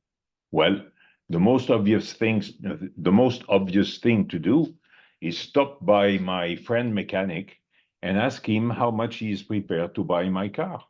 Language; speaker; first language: English; non-native, fluent; French